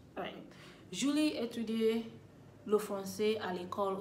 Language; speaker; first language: French; non-native, learner; English